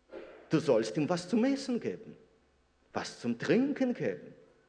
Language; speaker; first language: German; non-native, fluent; Russian